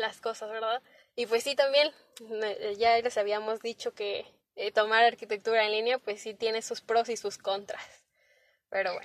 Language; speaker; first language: Spanish; native; Spanish